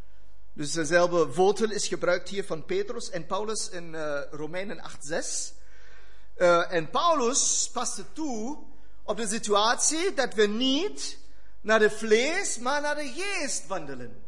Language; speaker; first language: Dutch; non-native, fluent; German